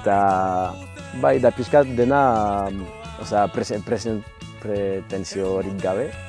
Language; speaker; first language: Basque; non-native, local second language; French